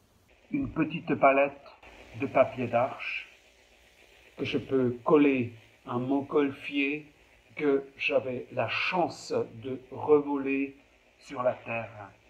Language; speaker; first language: French; non-native, local second language; German